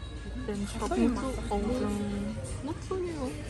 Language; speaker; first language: Turkish; non-native, learner; Mongolian